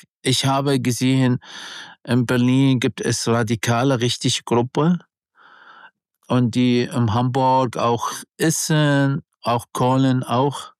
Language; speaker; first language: German; non-native, learner; Arabic